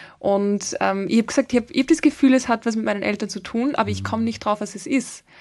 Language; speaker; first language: German; native; German